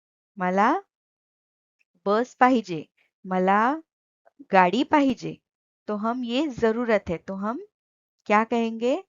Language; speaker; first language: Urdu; non-native, local second language; Marathi